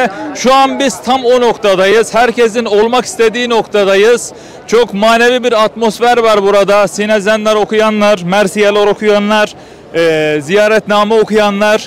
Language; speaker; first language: Turkish; native; Turkish